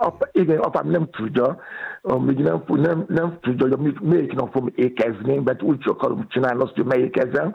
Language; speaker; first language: Hungarian; non-native, fluent; Yoruba